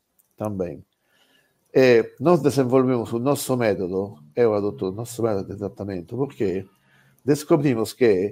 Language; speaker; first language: Portuguese; non-native, learner; Italian